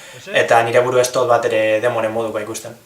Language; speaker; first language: Basque; native; Basque